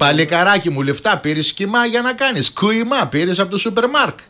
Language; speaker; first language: Greek; native; Greek